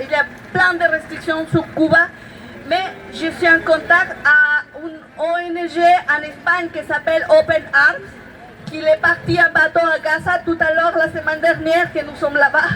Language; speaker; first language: French; non-native, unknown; Spanish